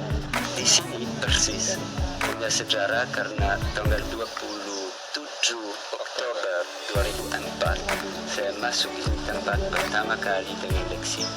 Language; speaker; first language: Indonesian; non-native, learner; French